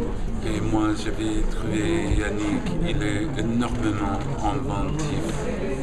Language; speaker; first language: French; non-native, fluent; English